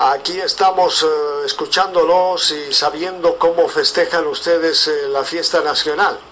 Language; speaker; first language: Spanish; native; Spanish